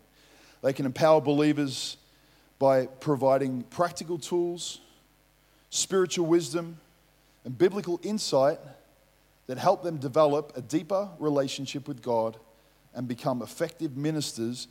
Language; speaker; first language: English; native; English